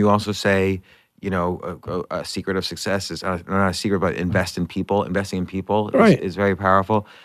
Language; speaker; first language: English; native; English